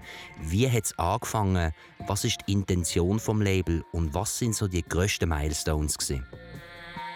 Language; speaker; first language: German; native; German